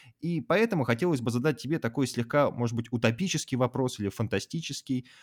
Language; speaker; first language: Russian; native; Russian